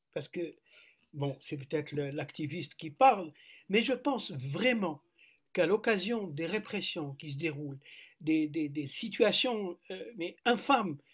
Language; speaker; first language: French; non-native, local second language; Arabic